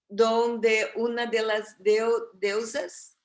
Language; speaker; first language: Spanish; non-native, fluent; Portuguese